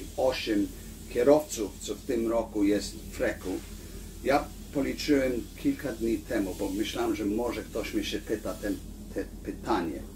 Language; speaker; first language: Polish; early bilingual, heritage; Polish